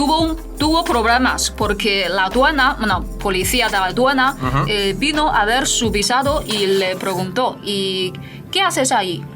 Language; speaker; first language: Spanish; non-native, fluent; Chinese